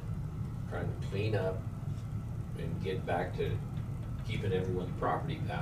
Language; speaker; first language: English; native; English